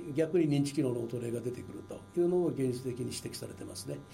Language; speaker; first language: Japanese; native; Japanese